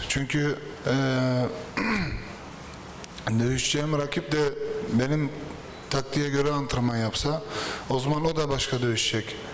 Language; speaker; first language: Turkish; early bilingual, heritage; Turkish